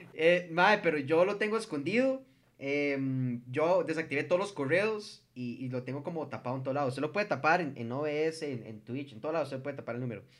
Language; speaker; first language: Spanish; native; Spanish